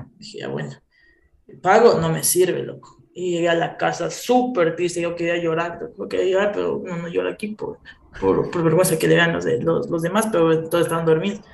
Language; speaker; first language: Spanish; native; Spanish